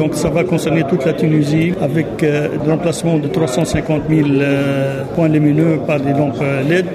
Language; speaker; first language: French; non-native, local second language; Arabic